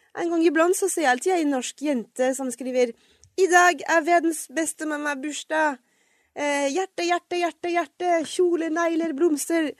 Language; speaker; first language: Norwegian; non-native, fluent; French